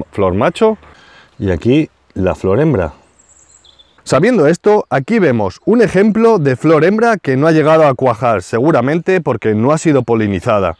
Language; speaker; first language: Spanish; native; Spanish